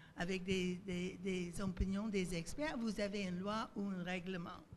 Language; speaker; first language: French; native; French